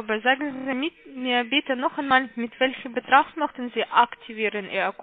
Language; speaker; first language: German; non-native, learner; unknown